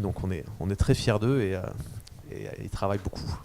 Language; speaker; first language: French; native; French